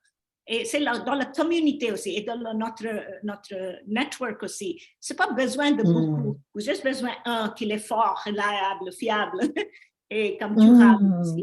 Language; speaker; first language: French; non-native, learner; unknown